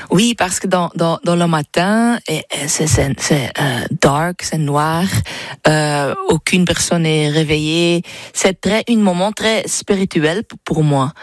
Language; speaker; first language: French; non-native, learner; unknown